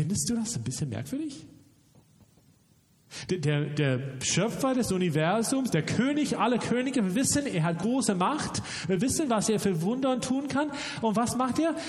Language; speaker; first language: German; non-native, fluent; English